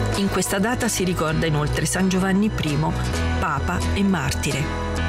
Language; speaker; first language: Italian; native; Italian